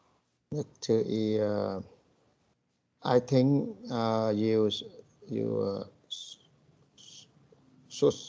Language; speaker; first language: English; non-native, learner; Vietnamese